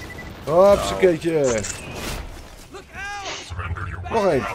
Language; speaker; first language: Dutch; native; Dutch